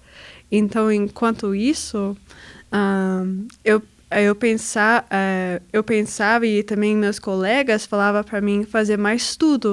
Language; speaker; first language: Portuguese; non-native, learner; English